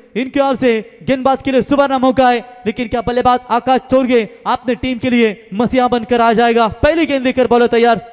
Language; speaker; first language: Hindi; non-native, local second language; Marathi